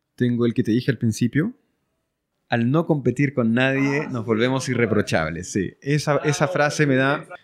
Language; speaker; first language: Spanish; early bilingual, other home language; French